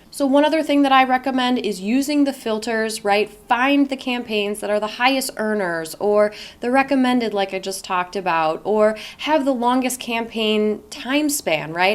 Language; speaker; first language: English; native; English